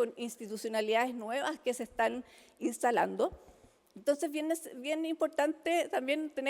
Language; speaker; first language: Spanish; native; Spanish